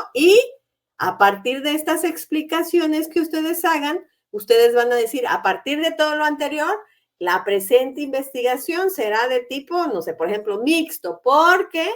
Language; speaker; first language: Spanish; native; Spanish